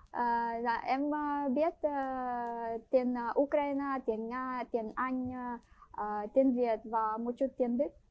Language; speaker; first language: Vietnamese; non-native, fluent; Ukrainian